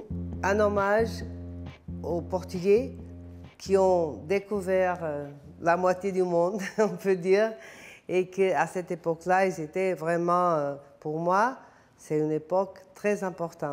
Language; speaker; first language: French; non-native, fluent; Portuguese